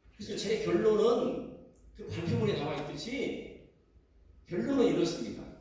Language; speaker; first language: Korean; native; Korean